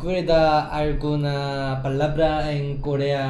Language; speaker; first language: Spanish; non-native, learner; Korean